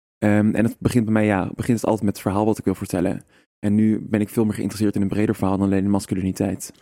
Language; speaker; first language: Dutch; native; Dutch